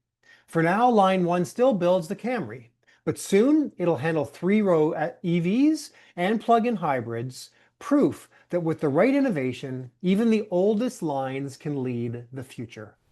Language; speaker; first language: English; native; English